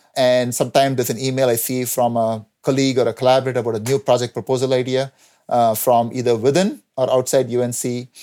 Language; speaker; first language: English; non-native, local second language; Tamil